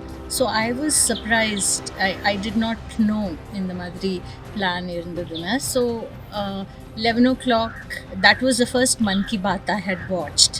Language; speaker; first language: English; non-native, local second language; Tamil